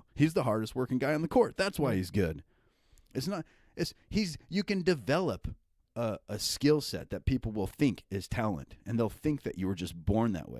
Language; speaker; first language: English; native; English